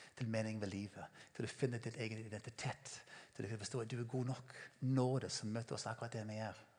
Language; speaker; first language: Norwegian; non-native, fluent; English